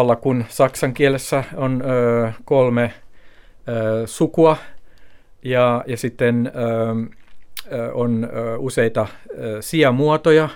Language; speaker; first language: Finnish; native; Finnish